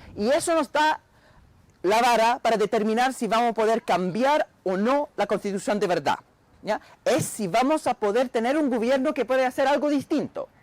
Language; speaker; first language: Spanish; non-native, fluent; English